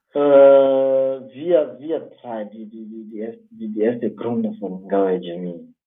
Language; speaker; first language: German; non-native, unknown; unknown